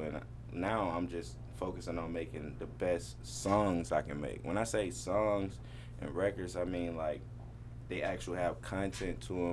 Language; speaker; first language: English; native; English